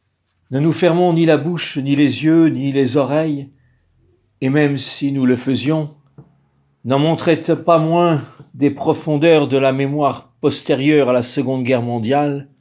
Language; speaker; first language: French; native; French